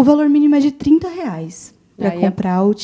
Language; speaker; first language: Portuguese; native; Portuguese